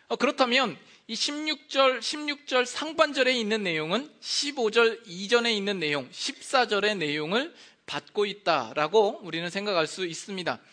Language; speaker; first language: Korean; native; Korean